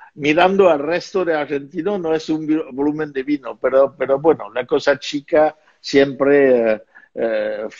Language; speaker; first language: Spanish; non-native, fluent; French